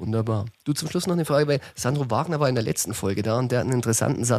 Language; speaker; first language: German; native; German